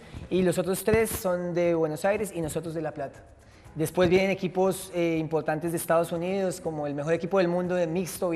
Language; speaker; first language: Spanish; native; Spanish